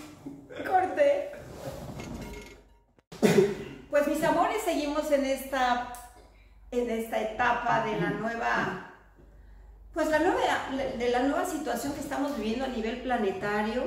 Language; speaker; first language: Spanish; native; Spanish